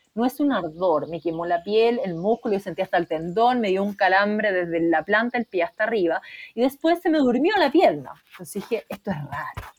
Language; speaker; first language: Spanish; native; Spanish